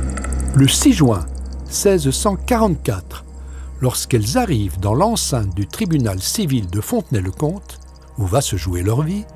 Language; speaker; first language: French; native; French